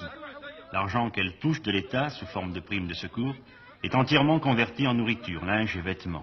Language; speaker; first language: French; native; French